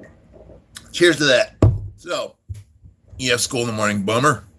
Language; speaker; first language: English; native; English